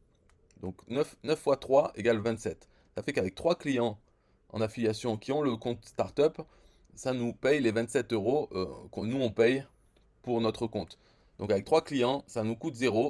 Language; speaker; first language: French; native; French